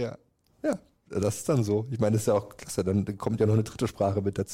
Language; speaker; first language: German; native; German